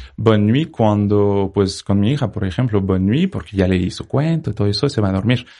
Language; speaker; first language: Spanish; non-native, fluent; French